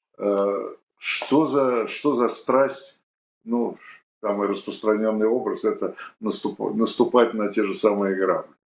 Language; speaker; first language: Russian; native; Russian